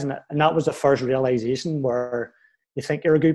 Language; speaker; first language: English; native; English